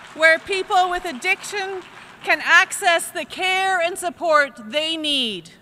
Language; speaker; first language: English; native; English